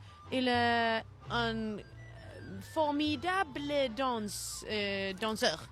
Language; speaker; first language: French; non-native, learner; Swedish